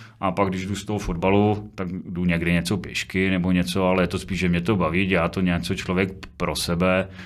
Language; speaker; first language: Czech; native; Czech